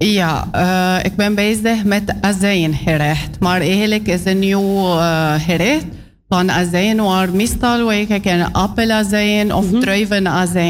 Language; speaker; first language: Dutch; non-native, learner; Arabic